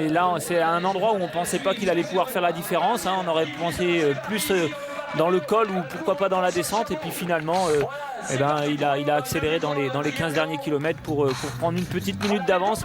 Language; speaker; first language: French; native; French